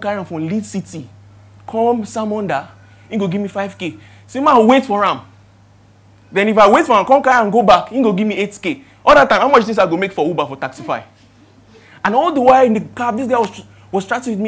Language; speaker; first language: English; non-native, local second language; Yoruba